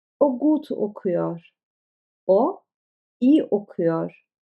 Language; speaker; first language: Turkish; early bilingual, heritage; Turkish